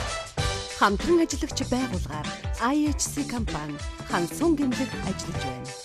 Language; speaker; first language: Mongolian; native; Mongolian